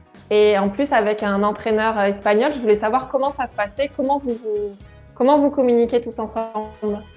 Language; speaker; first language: French; native; French